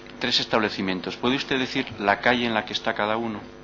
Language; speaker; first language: Spanish; native; Spanish